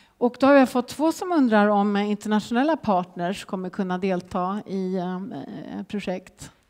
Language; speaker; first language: Swedish; native; Swedish